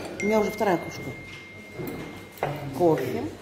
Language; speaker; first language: Russian; native; Russian